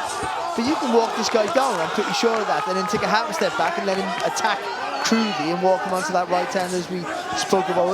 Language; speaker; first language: English; native; English